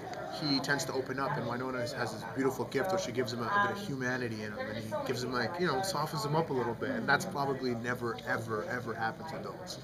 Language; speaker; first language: English; native; English